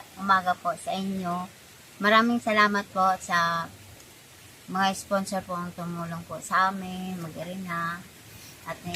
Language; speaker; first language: Filipino; non-native, local second language; Bikol